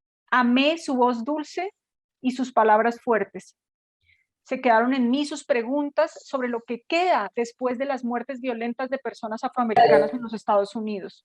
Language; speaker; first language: Spanish; native; Spanish